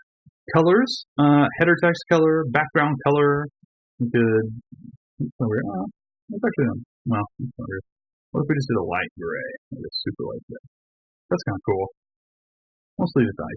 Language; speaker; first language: English; native; English